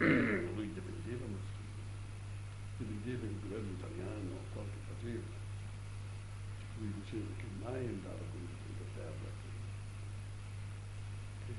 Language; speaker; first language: Italian; early bilingual, heritage; Italian